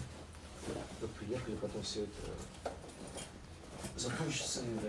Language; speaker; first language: Russian; native; Russian